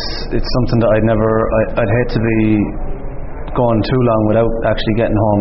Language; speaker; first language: English; native; English